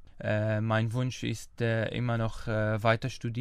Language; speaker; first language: German; non-native, learner; Arabic